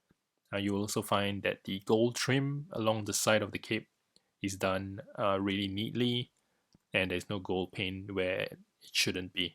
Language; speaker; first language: English; native; English